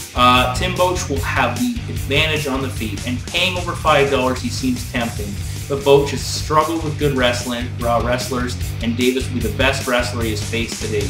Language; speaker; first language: English; native; English